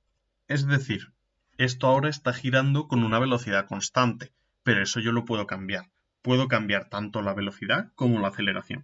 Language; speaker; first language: Spanish; native; Spanish